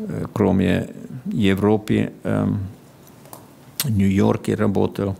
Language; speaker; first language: Russian; non-native, fluent; Finnish